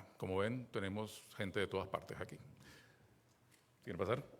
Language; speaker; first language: Spanish; native; Spanish